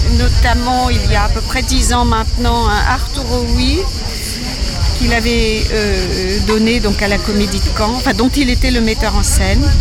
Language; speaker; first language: French; native; French